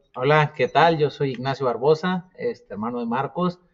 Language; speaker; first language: Spanish; native; Spanish